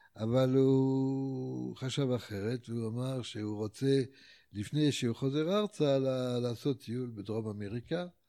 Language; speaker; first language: Hebrew; non-native, fluent; French